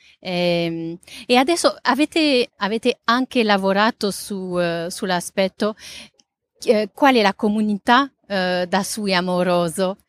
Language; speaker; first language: Italian; non-native, fluent; French